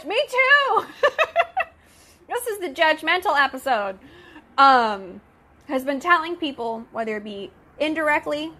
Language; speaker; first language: English; native; English